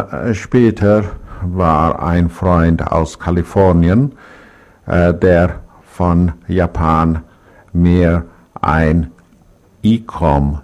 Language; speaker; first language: German; non-native, learner; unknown